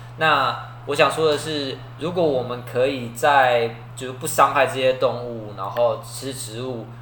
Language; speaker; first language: Chinese; native; Chinese